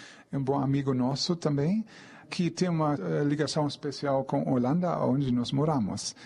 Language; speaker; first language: Portuguese; non-native, fluent; German